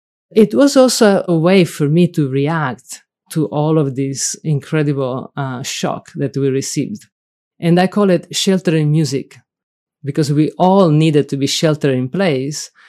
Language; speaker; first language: English; non-native, fluent; Italian